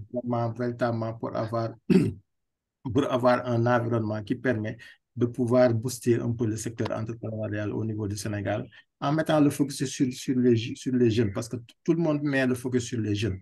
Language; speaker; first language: French; non-native, local second language; Wolof